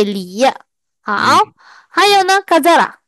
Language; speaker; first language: Chinese; non-native, fluent; Indonesian